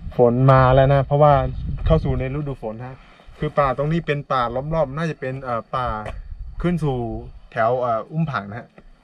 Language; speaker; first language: Thai; non-native, local second language; Karen languages